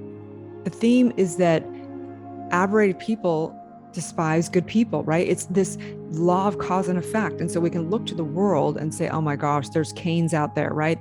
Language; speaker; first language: English; native; English